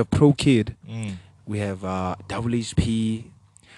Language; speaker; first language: English; non-native, local second language; Venda